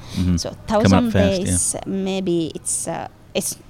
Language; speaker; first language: English; non-native, fluent; Fula